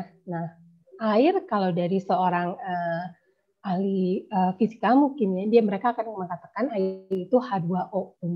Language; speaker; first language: Indonesian; native; Indonesian